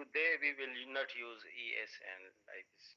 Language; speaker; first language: English; non-native, learner; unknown